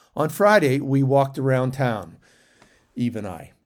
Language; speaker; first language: English; native; English